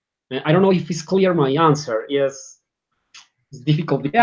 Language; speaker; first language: English; non-native, learner; Spanish